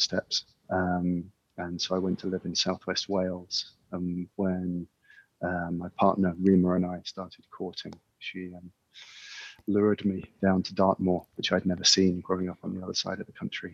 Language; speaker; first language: English; native; English